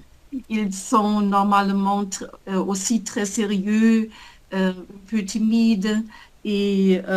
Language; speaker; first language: French; non-native, learner; German